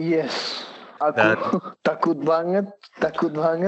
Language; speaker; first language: Indonesian; non-native, learner; Spanish